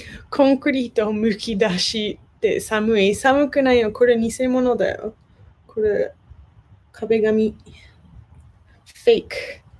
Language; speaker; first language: Japanese; non-native, fluent; English